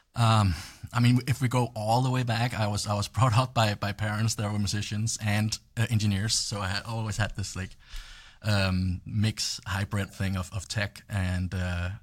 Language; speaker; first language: English; non-native, fluent; Danish